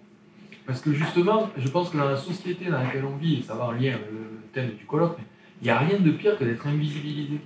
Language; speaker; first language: French; native; French